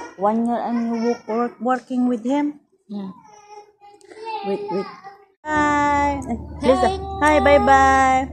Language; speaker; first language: English; non-native, learner; Filipino